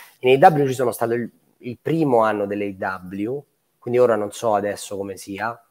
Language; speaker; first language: Italian; native; Italian